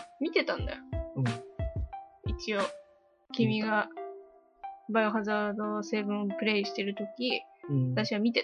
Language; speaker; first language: Japanese; native; Japanese